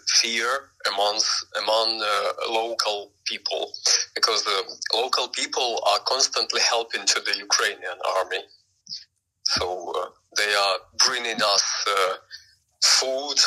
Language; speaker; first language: English; non-native, fluent; Ukrainian